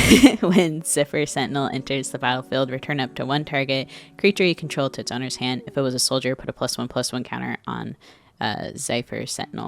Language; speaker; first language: English; native; English